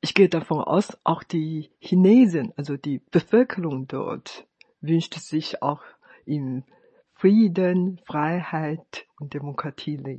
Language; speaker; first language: German; non-native, fluent; Chinese